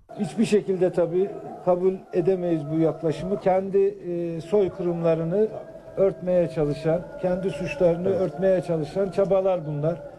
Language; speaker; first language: Turkish; native; Turkish